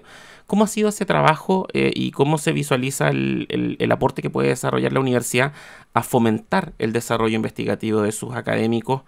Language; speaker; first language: Spanish; native; Spanish